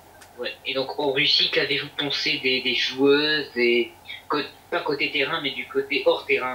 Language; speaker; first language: French; native; French